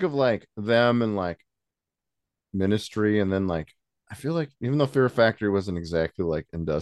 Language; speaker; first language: English; native; English